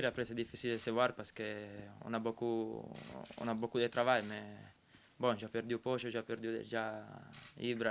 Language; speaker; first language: French; non-native, fluent; Italian